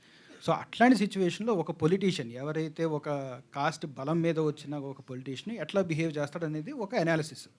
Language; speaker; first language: Telugu; native; Telugu